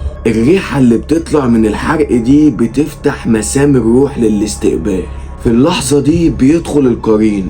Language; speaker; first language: Arabic; native; Arabic